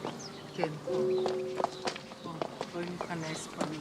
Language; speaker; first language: Hebrew; early bilingual, other home language; Croatian